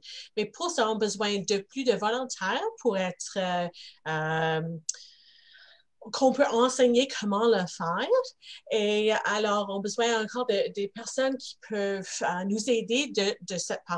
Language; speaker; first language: French; non-native, local second language; English